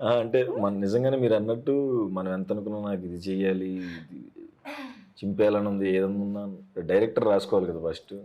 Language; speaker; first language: Telugu; native; Telugu